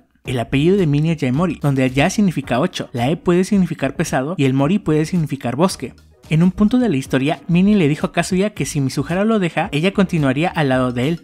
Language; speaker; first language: Spanish; native; Spanish